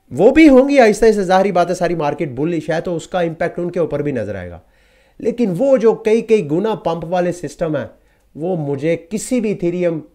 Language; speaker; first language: Urdu; native; Urdu